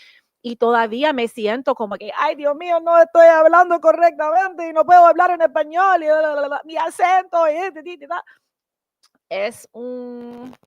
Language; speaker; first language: Spanish; non-native, learner; English